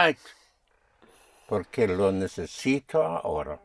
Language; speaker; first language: Spanish; non-native, fluent; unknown